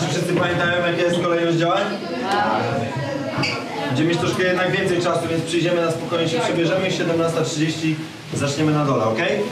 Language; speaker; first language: Polish; native; Polish